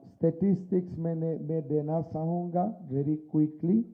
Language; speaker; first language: Hindi; non-native, local second language; Assamese